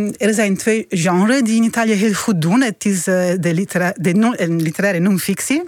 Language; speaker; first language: Dutch; non-native, fluent; Italian